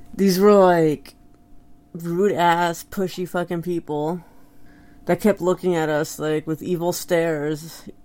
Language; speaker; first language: English; native; English